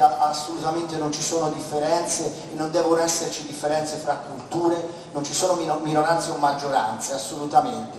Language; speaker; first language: Italian; native; Italian